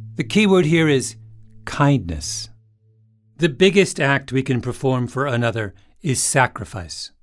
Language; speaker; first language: English; native; English